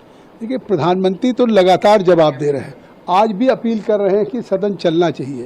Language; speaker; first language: Hindi; native; Hindi